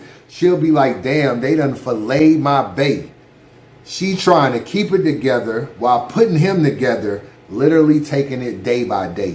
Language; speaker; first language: English; native; English